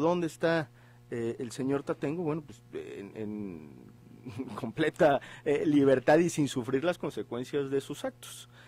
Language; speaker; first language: Spanish; native; Spanish